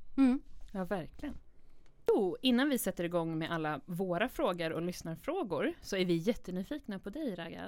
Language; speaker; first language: Swedish; native; Swedish